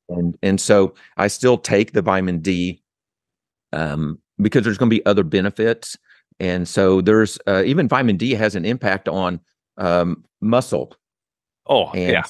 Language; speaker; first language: English; native; English